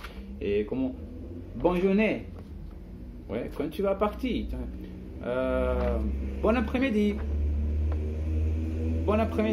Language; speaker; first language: French; non-native, learner; Portuguese